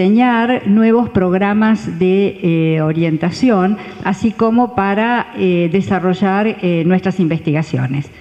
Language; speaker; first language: Spanish; native; Spanish